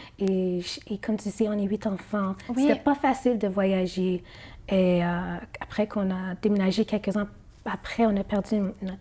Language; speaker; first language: French; non-native, fluent; Arabic